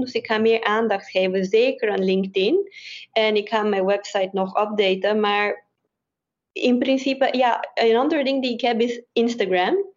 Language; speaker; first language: Dutch; non-native, fluent; Romanian